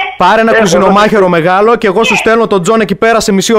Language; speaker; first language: Greek; native; Greek